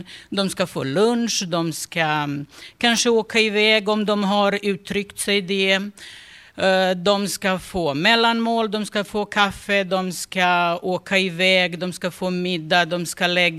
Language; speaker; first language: Swedish; non-native, fluent; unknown